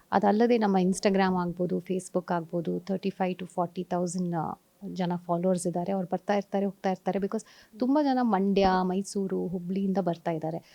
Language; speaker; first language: Kannada; non-native, fluent; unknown